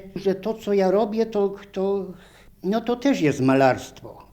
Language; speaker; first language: Polish; native; Polish